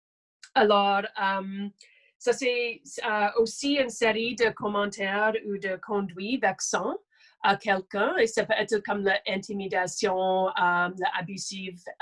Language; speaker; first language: French; non-native, local second language; English